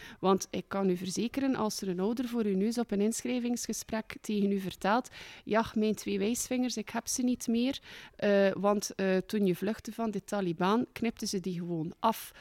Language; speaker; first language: Dutch; native; Dutch